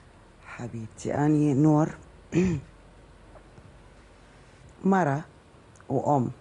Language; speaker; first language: Arabic; native; Arabic